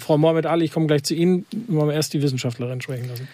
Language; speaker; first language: German; native; German